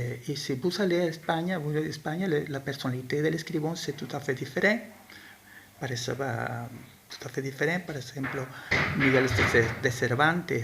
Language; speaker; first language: French; non-native, learner; Spanish